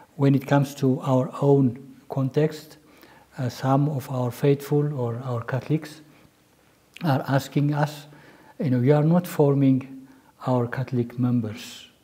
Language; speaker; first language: English; non-native, local second language; Amharic